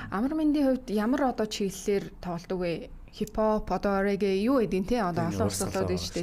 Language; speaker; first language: Mongolian; native; Mongolian